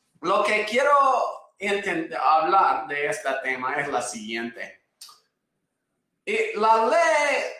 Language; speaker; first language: Spanish; non-native, fluent; English